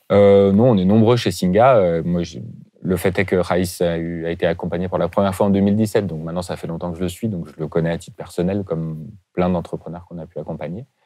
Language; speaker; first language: French; native; French